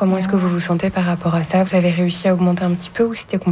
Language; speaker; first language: French; native; French